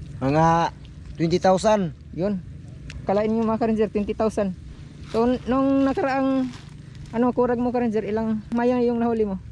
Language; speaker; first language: Filipino; non-native, local second language; Iloko